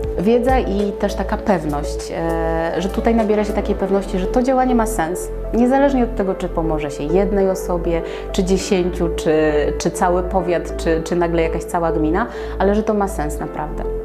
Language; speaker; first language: Polish; native; Polish